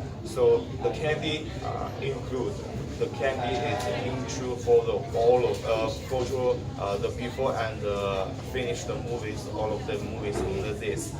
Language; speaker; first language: English; non-native, learner; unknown